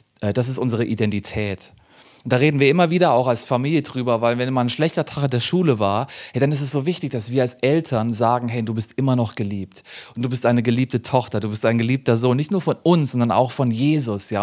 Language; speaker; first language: German; native; German